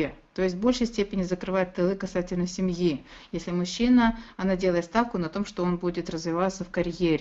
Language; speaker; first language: Russian; native; Russian